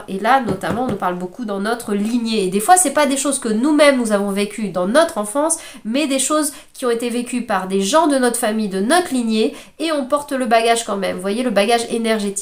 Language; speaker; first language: French; native; French